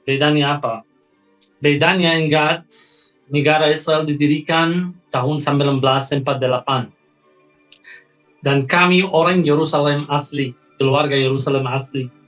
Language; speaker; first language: Indonesian; non-native, fluent; Arabic